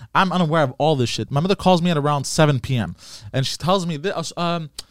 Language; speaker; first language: English; native; English